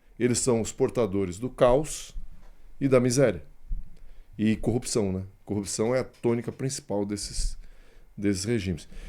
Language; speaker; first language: Portuguese; native; Portuguese